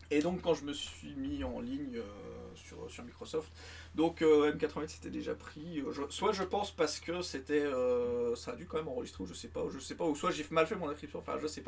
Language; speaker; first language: French; native; French